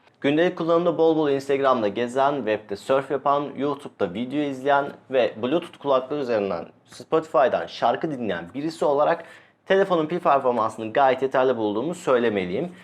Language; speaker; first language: Turkish; native; Turkish